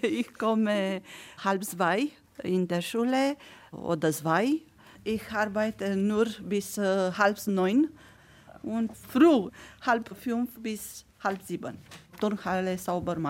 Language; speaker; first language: German; non-native, learner; Romanian